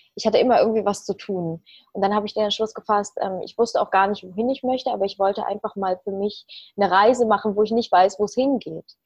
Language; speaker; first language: German; early bilingual, other home language; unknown